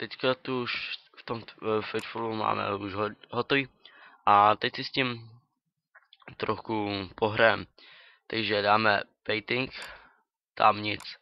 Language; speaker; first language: Czech; native; Czech